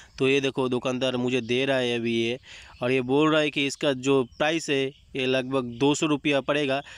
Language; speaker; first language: Hindi; non-native, local second language; Bangla